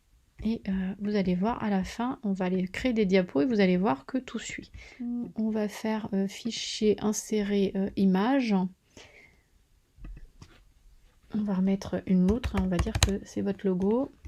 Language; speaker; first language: French; native; French